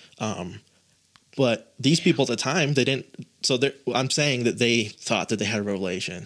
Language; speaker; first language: English; native; English